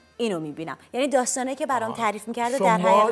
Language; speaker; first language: Persian; native; Persian